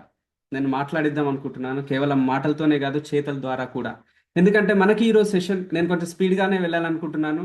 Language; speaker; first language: Telugu; native; Telugu